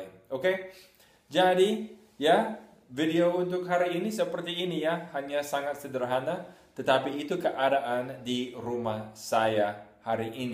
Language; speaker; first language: Indonesian; non-native, fluent; English